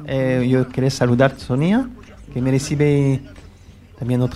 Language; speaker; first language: Spanish; non-native, learner; French